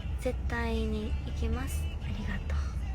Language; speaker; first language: Japanese; non-native, learner; Korean